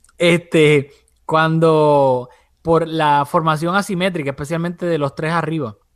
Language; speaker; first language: Spanish; early bilingual, heritage; Spanish